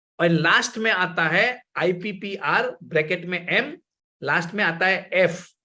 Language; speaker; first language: Hindi; non-native, local second language; Gujarati